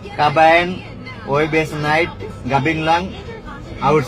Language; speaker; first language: Filipino; non-native, learner; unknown